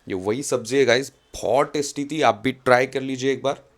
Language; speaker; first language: Hindi; non-native, local second language; Marathi